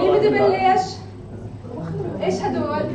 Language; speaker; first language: Arabic; native; Arabic